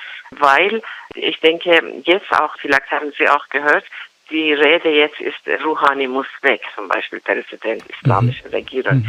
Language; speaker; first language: German; non-native, fluent; Persian